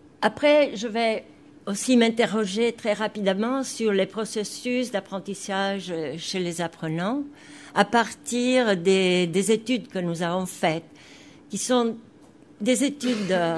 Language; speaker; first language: French; non-native, fluent; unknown